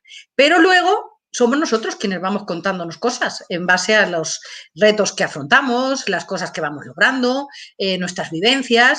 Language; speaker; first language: Spanish; native; Spanish